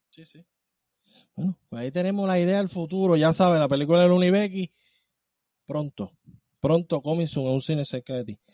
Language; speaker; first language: Spanish; native; Spanish